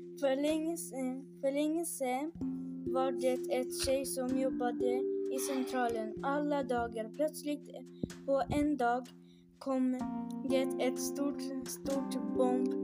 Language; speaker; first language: Swedish; non-native, learner; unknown